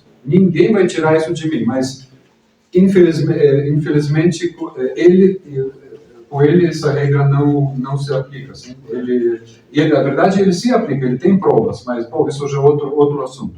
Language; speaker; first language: Portuguese; non-native, fluent; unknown